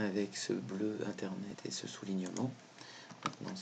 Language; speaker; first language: French; native; French